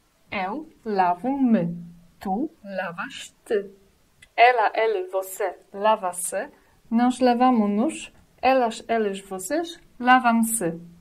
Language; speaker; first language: Portuguese; non-native, fluent; Polish